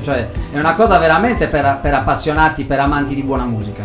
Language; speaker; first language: Italian; native; Italian